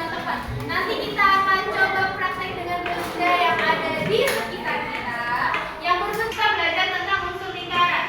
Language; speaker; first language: Indonesian; native; Indonesian